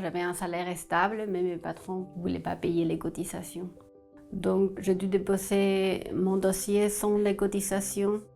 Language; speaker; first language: French; non-native, fluent; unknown